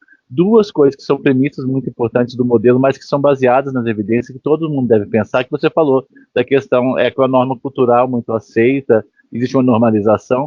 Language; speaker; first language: Portuguese; native; Portuguese